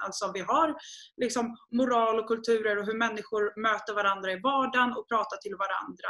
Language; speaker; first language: Swedish; native; Swedish